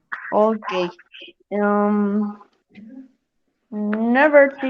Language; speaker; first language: English; non-native, learner; Spanish